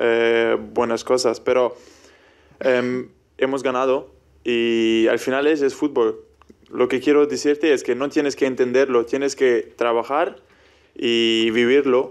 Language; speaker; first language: Spanish; non-native, fluent; German